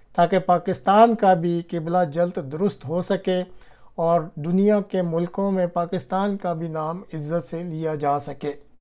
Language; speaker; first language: Urdu; non-native, local second language; Punjabi